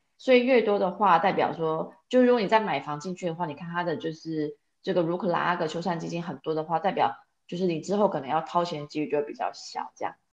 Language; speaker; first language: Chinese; native; Chinese